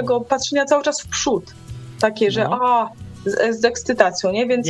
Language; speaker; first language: Polish; native; Polish